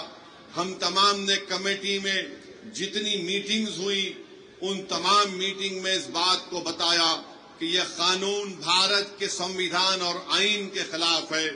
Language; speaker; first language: Urdu; native; Urdu